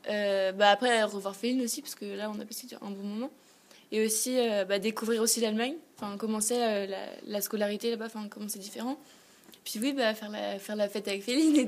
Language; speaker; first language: French; native; French